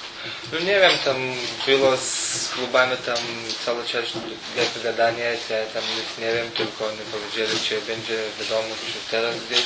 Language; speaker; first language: Polish; non-native, learner; Lithuanian